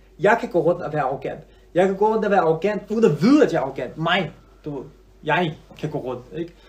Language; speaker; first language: Danish; early bilingual, other home language; Arabic